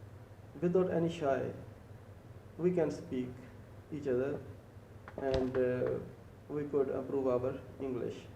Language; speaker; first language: English; non-native, learner; Urdu